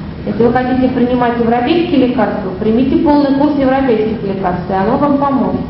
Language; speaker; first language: Russian; native; Russian